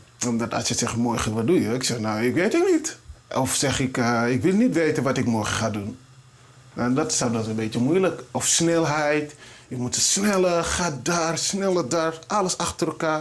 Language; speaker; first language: Dutch; non-native, learner; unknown